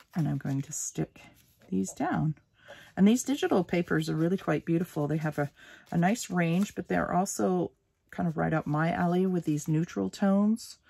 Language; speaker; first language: English; native; English